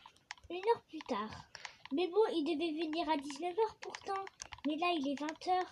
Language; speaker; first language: French; native; French